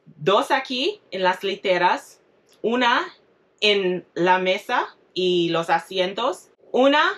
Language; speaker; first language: Spanish; non-native, fluent; English